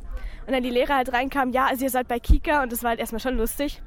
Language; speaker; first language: German; native; German